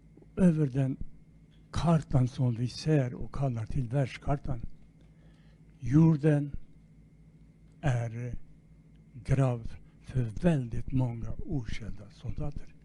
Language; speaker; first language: Swedish; non-native, fluent; Kurdish